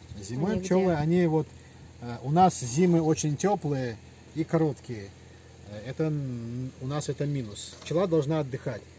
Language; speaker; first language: Russian; non-native, local second language; Adyghe